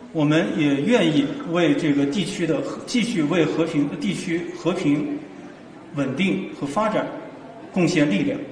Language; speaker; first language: Chinese; native; Chinese